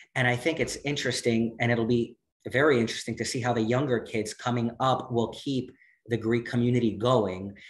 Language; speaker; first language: English; native; English